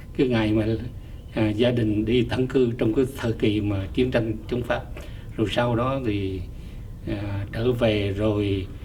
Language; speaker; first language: Vietnamese; native; Vietnamese